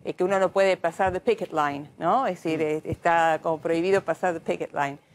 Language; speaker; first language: Spanish; early bilingual, heritage; Spanish